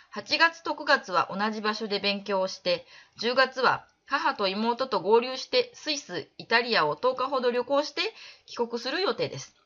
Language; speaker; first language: Japanese; native; Japanese